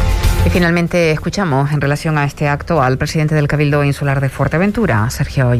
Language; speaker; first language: Spanish; native; Spanish